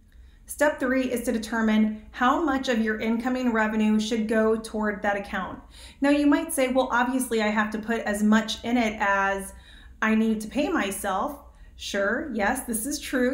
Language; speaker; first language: English; native; English